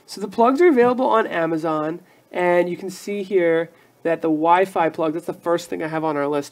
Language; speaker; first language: English; native; English